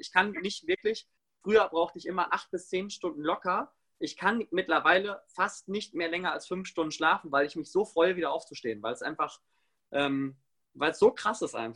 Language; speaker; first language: German; native; German